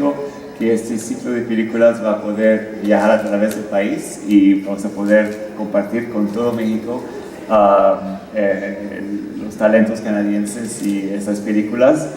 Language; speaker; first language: Spanish; non-native, fluent; French